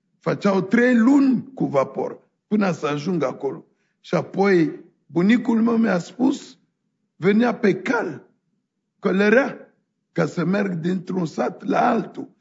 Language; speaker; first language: Romanian; non-native, fluent; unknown